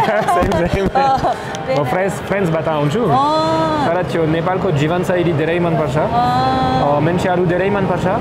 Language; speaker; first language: Nepali; non-native, learner; French